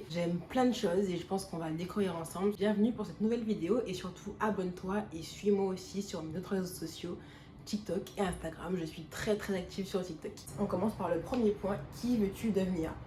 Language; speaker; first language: French; native; French